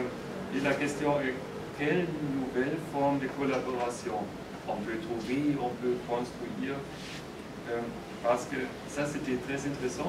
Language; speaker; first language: French; non-native, fluent; German